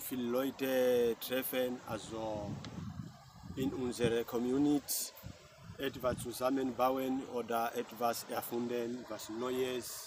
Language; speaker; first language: German; non-native, learner; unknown